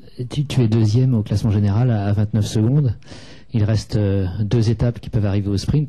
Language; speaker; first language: French; native; French